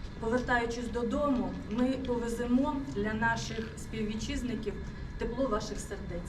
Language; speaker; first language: Ukrainian; non-native, local second language; Russian